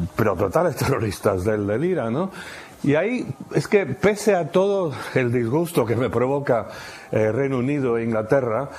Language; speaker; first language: Spanish; native; Spanish